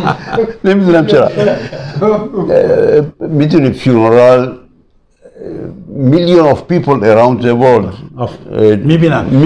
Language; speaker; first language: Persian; early bilingual, other home language; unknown